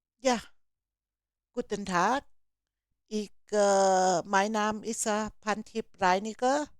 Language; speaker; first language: German; non-native, learner; Thai